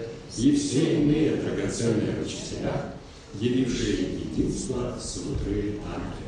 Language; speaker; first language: Russian; native; Russian